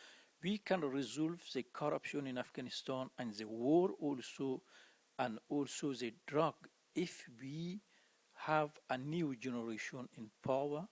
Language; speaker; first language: English; non-native, fluent; Persian